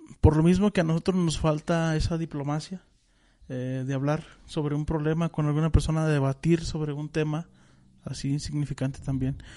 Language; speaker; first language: Spanish; native; Spanish